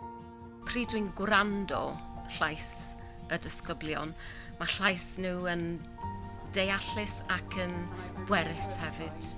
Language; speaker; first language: Welsh; non-native, learner; English